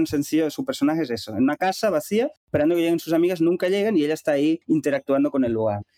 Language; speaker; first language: Spanish; native; Spanish